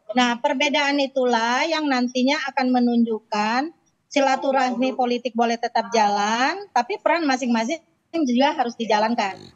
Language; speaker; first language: Indonesian; native; Indonesian